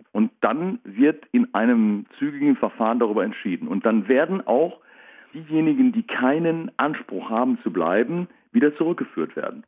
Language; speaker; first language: German; native; German